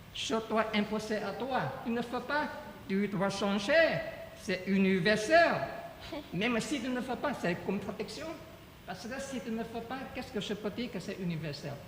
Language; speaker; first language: French; non-native, learner; Chinese